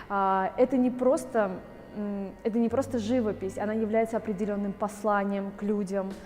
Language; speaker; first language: Russian; native; Russian